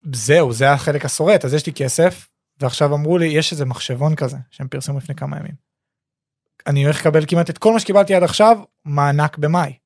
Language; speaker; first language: Hebrew; native; Hebrew